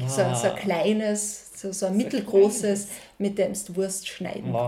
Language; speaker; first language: German; native; German